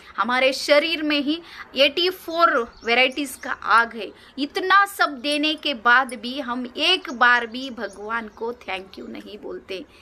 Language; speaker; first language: Hindi; non-native, local second language; Kannada